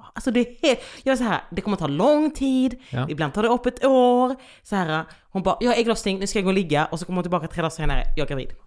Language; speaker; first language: Swedish; native; Swedish